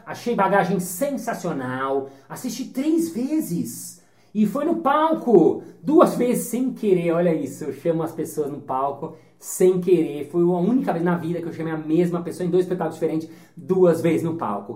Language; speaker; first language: Portuguese; native; Portuguese